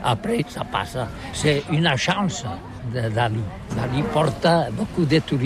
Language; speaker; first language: French; non-native, learner; Catalan